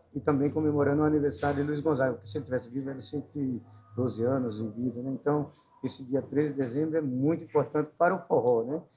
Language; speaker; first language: Portuguese; native; Portuguese